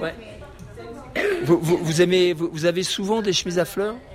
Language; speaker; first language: French; native; French